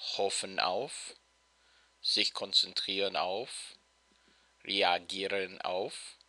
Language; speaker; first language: German; non-native, fluent; English